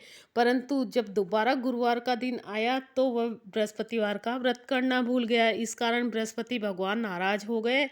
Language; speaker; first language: Hindi; native; Hindi